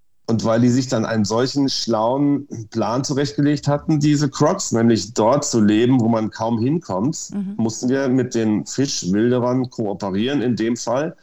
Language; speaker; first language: German; native; German